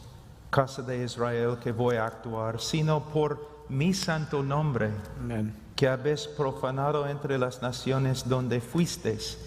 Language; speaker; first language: Spanish; non-native, fluent; English